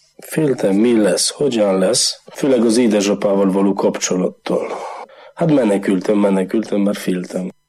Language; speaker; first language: Hungarian; non-native, learner; Polish